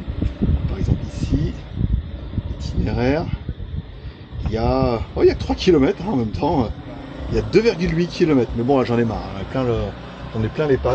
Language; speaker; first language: French; native; French